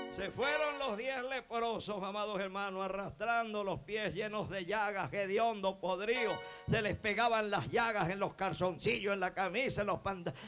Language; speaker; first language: Spanish; native; Spanish